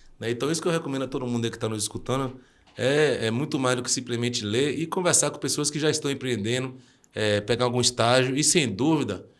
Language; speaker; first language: Portuguese; early bilingual, heritage; Portuguese